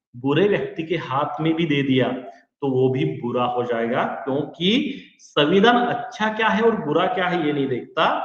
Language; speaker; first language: Hindi; non-native, local second language; Marathi